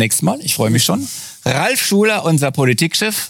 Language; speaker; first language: German; native; German